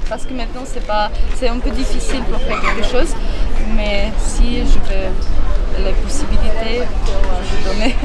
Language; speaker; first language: French; non-native, learner; Ukrainian